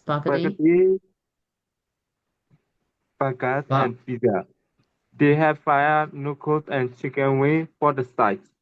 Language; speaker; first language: English; non-native, learner; Burmese